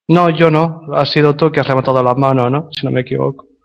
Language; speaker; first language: Spanish; native; Spanish